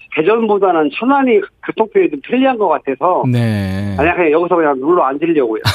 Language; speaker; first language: Korean; native; Korean